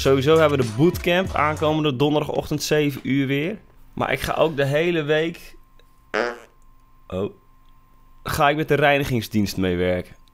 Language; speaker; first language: Dutch; native; Dutch